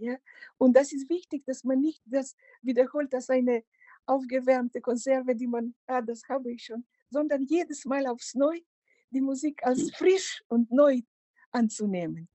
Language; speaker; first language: German; non-native, fluent; Macedonian